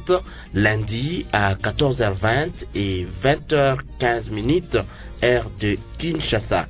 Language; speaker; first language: French; non-native, local second language; Swahili